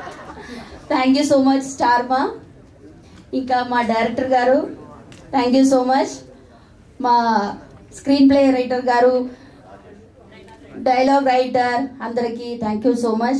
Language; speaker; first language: Telugu; non-native, learner; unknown